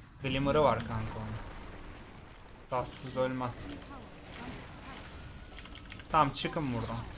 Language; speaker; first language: Turkish; native; Turkish